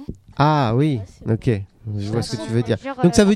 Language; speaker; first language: French; native; French